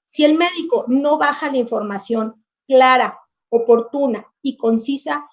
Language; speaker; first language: Spanish; native; Spanish